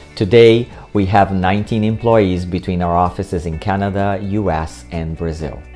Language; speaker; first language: English; non-native, fluent; Portuguese